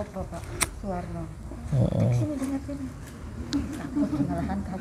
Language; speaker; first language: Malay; non-native, local second language; Javanese